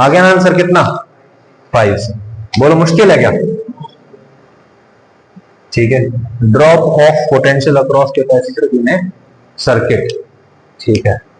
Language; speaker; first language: Hindi; native; Hindi